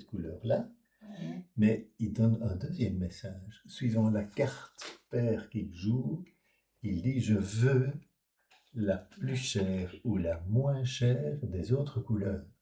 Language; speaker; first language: French; native; French